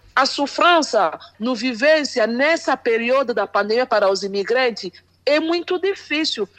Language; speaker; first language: Portuguese; non-native, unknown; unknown